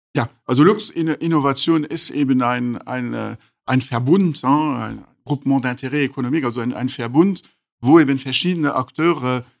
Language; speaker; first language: German; non-native, local second language; Luxembourgish